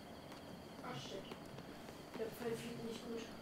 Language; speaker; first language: German; native; German